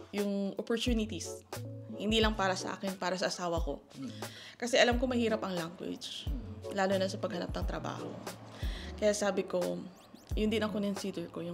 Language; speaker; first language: Filipino; native; Filipino